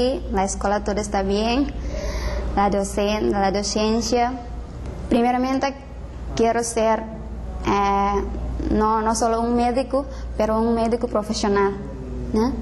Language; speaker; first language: Spanish; non-native, learner; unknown